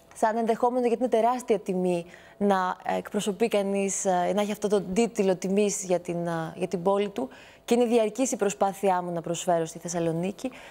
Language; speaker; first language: Greek; native; Greek